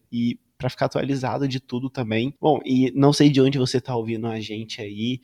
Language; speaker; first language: Portuguese; native; Portuguese